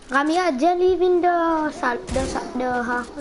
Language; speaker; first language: English; non-native, learner; French